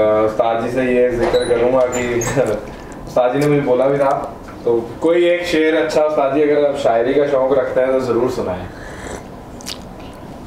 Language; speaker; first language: Hindi; native; Hindi